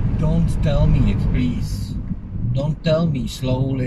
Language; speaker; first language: English; non-native, learner; Czech